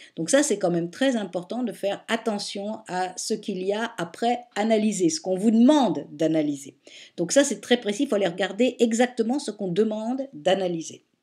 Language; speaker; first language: French; native; French